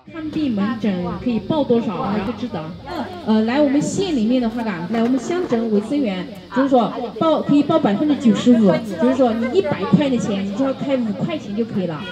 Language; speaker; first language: Chinese; native; Chinese